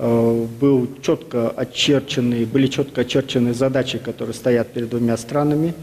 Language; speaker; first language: Russian; native; Russian